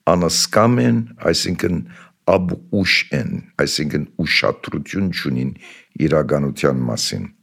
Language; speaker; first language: Armenian; early bilingual, heritage; Armenian